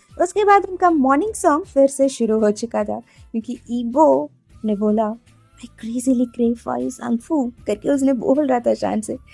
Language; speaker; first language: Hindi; non-native, local second language; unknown